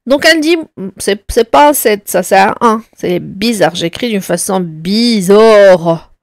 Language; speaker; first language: French; non-native, local second language; Arabic